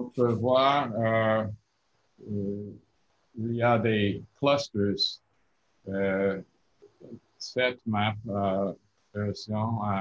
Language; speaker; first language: French; non-native, learner; English